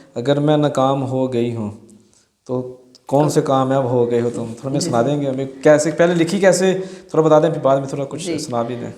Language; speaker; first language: Urdu; non-native, local second language; Punjabi